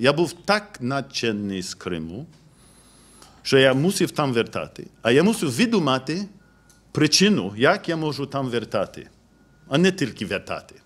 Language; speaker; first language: Ukrainian; non-native, fluent; English